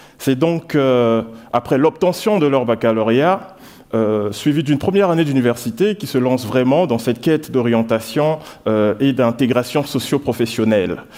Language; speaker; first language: French; non-native, local second language; Lingala